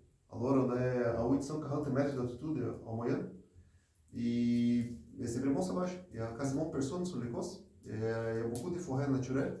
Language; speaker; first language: French; non-native, fluent; Portuguese